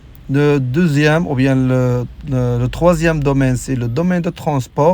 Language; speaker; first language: French; non-native, local second language; Arabic